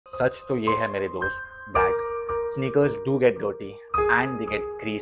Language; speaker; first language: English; non-native, local second language; Hindi